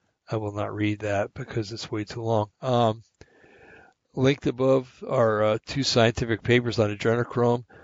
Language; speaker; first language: English; native; English